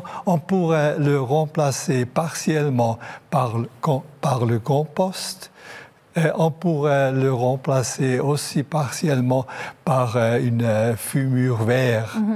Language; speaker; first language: French; non-native, local second language; German